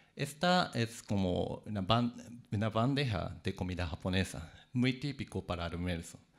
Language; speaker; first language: Spanish; non-native, fluent; Japanese